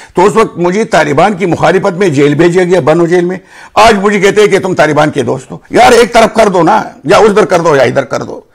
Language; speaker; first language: Urdu; non-native, local second language; Pashto